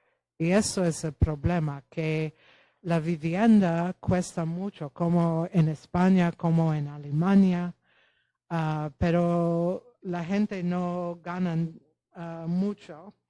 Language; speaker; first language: Spanish; non-native, fluent; Polish